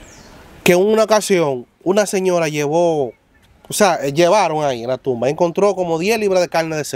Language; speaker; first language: Spanish; native; Spanish